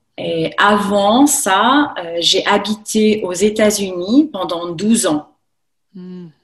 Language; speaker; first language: French; native; French